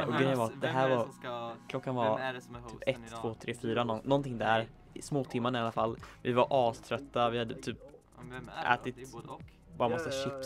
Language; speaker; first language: Swedish; native; Swedish